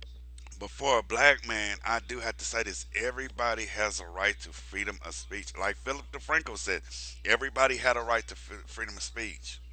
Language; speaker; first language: English; native; English